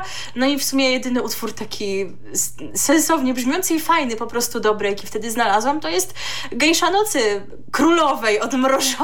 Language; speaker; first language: Polish; native; Polish